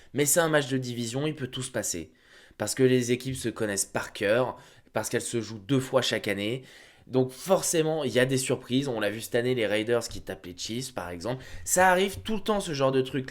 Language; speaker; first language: French; native; French